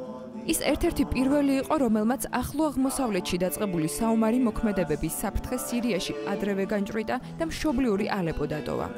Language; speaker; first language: Georgian; native; Georgian